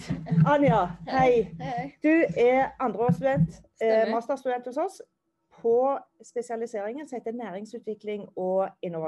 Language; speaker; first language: Norwegian; native; Norwegian